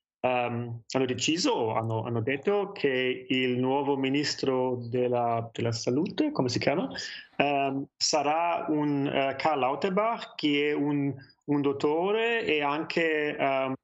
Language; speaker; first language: Italian; non-native, learner; German